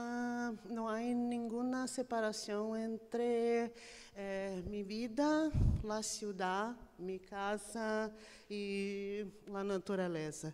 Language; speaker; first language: Spanish; non-native, fluent; Portuguese